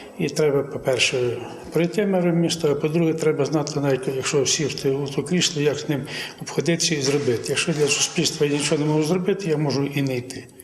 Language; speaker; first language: Ukrainian; native; Ukrainian